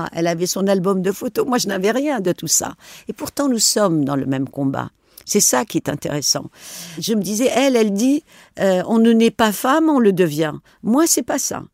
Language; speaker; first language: French; non-native, local second language; Arabic